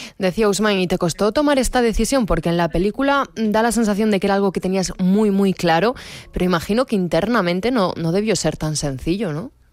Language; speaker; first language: Spanish; native; Spanish